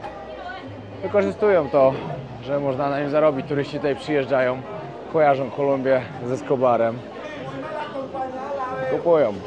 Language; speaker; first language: Polish; native; Polish